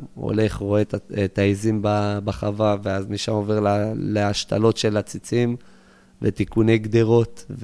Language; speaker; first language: Hebrew; early bilingual, other home language; English